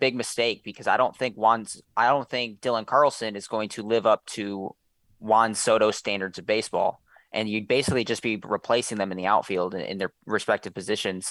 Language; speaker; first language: English; native; English